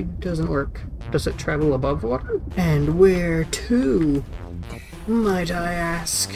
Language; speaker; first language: English; native; English